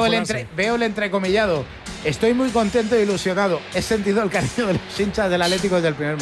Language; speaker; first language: Spanish; native; Spanish